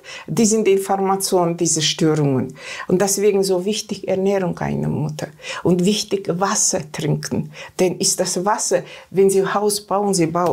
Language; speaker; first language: German; non-native, learner; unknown